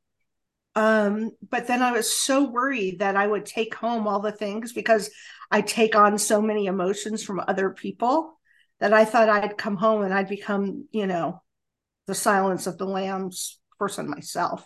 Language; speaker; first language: English; native; English